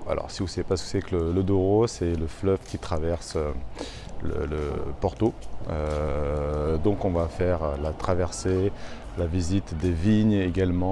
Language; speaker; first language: French; early bilingual, other home language; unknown